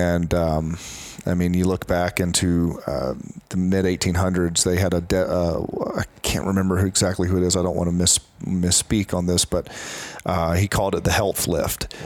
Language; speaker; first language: English; native; English